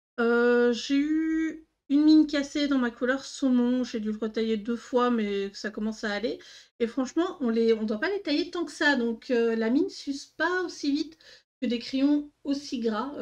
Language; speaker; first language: French; native; French